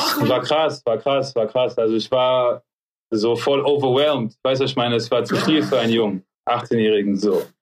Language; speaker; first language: German; early bilingual, other home language; French